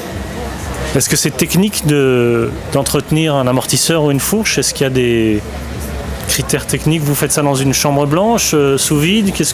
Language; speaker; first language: French; native; French